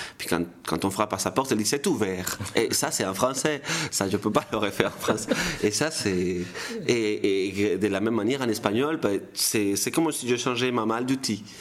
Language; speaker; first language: French; non-native, fluent; Spanish